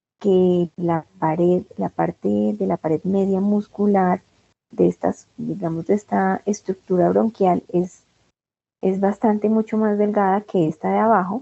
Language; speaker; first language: Spanish; native; Spanish